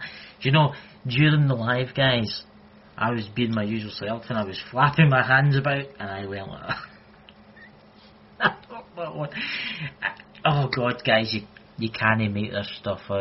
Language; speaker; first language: English; native; English